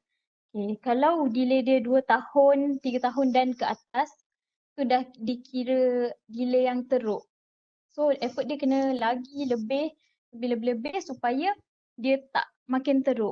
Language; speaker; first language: Malay; native; Malay